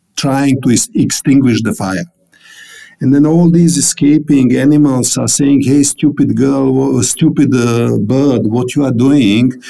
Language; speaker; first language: English; non-native, fluent; Bosnian